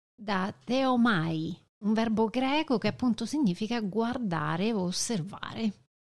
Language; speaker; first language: Italian; native; Italian